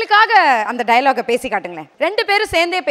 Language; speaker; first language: Tamil; native; Tamil